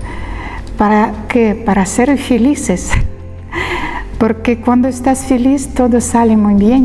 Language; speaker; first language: Spanish; non-native, learner; Russian